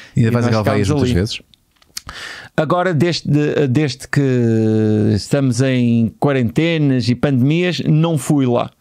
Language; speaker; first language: Portuguese; native; Portuguese